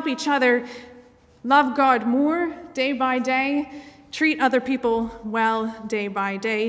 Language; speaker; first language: English; native; English